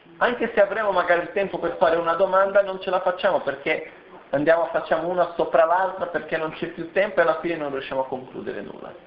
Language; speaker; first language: Italian; non-native, fluent; Portuguese